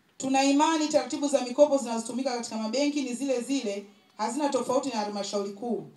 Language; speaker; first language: Swahili; native; Swahili